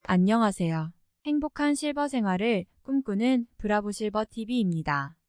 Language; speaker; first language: Korean; native; Korean